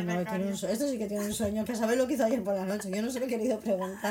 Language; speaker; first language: Spanish; native; Spanish